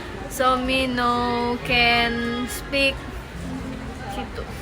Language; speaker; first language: English; non-native, learner; Indonesian